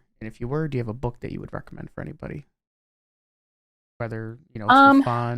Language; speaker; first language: English; native; English